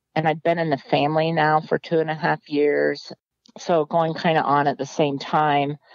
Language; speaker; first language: English; native; English